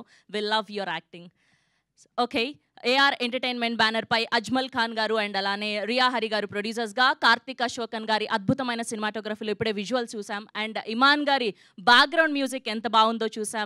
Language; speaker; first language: Telugu; native; Telugu